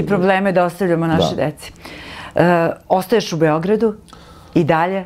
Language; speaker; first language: Serbian; native; Serbian